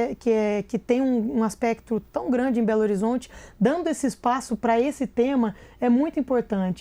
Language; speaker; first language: Portuguese; native; Portuguese